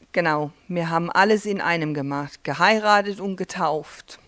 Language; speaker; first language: German; native; German